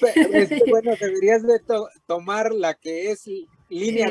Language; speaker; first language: Spanish; native; Spanish